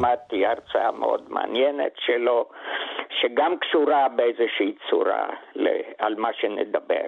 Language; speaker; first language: Hebrew; non-native, fluent; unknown